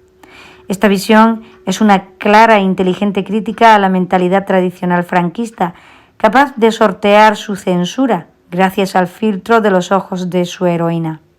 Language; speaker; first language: Spanish; native; Spanish